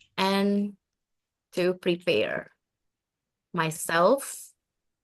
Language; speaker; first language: English; non-native, fluent; Indonesian